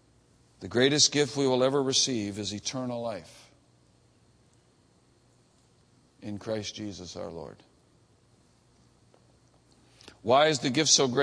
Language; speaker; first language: English; native; English